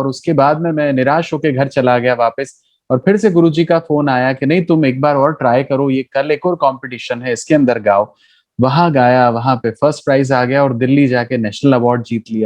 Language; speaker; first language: Hindi; native; Hindi